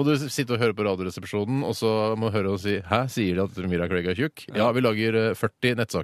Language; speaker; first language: Norwegian; native; Norwegian